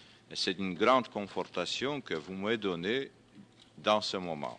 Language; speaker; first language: French; non-native, fluent; Polish